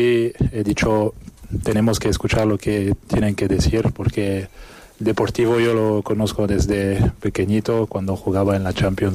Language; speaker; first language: Spanish; non-native, fluent; French